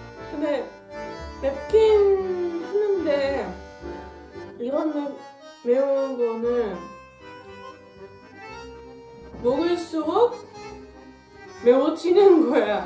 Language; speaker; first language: Korean; non-native, learner; Dutch